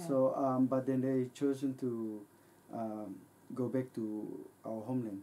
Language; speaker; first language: English; non-native, learner; Indonesian